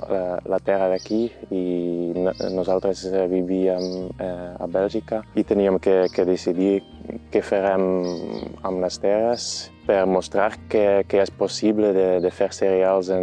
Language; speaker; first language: Catalan; non-native, fluent; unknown